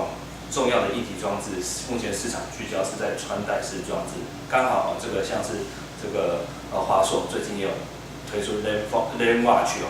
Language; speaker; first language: Chinese; native; Chinese